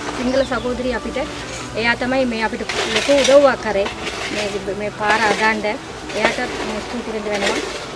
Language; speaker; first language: Sinhala; non-native, local second language; Tamil